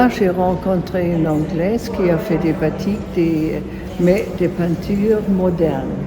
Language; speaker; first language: French; non-native, fluent; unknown